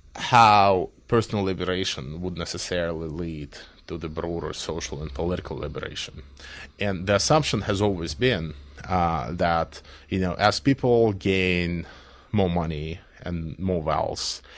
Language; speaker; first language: English; non-native, fluent; Belarusian